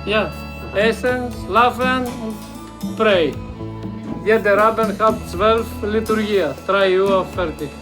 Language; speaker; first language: German; non-native, learner; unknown